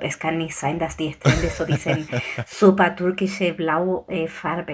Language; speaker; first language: German; non-native, fluent; Spanish